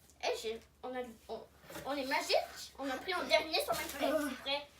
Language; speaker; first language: French; native; French